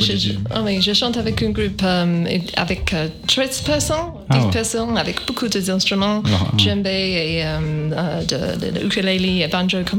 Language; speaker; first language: French; non-native, learner; English